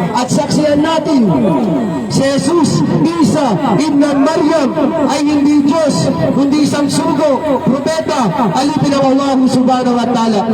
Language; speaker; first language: Filipino; native; Filipino